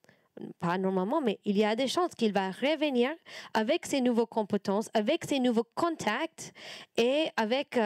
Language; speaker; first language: French; non-native, learner; English